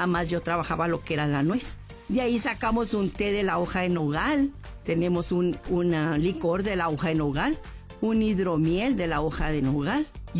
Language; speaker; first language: Spanish; native; Spanish